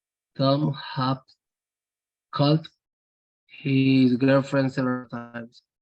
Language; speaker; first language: English; non-native, learner; Spanish